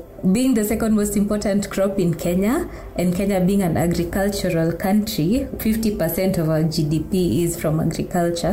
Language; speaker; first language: English; non-native, local second language; Kikuyu